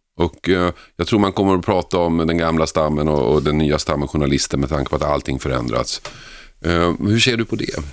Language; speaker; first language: Swedish; native; Swedish